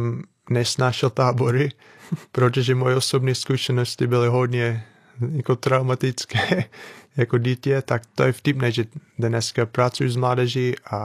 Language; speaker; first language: Czech; non-native, fluent; English